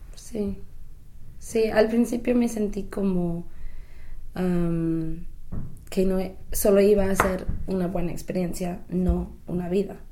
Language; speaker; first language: Spanish; non-native, fluent; English